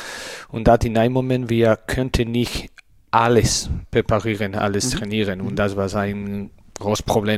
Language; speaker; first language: German; non-native, learner; Spanish